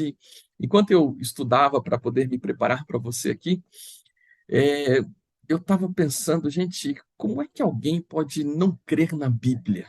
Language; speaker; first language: Portuguese; native; Portuguese